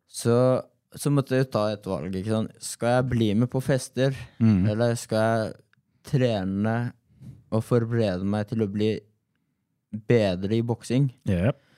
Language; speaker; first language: Norwegian; non-native, fluent; Persian